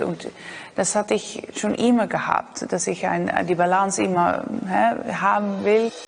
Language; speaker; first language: German; non-native, learner; Dutch